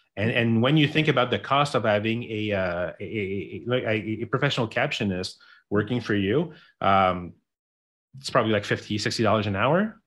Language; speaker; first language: English; non-native, local second language; French